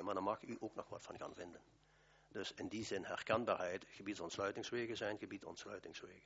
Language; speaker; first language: Dutch; native; Dutch